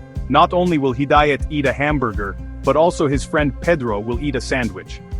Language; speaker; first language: English; non-native, fluent; Turkish